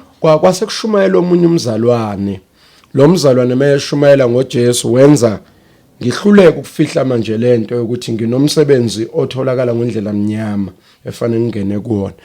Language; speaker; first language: Zulu; native; Zulu